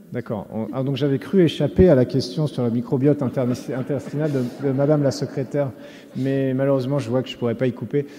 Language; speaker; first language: French; native; French